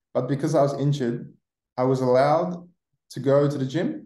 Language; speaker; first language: English; native; English